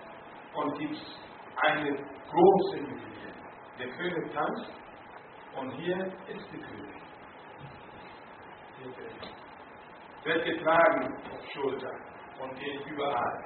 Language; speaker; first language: German; non-native, fluent; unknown